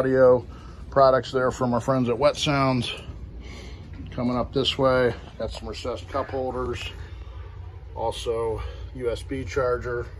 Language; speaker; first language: English; native; English